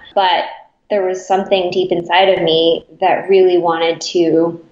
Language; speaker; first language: English; native; English